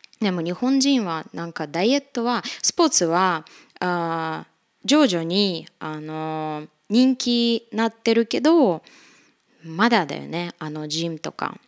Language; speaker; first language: Japanese; non-native, fluent; Russian